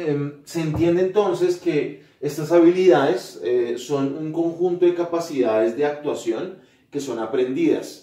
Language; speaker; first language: Spanish; native; Spanish